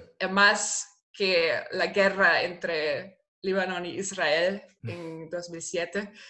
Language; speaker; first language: Spanish; non-native, fluent; German